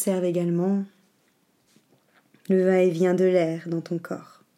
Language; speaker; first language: French; native; French